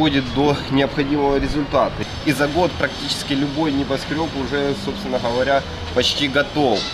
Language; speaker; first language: Russian; native; Russian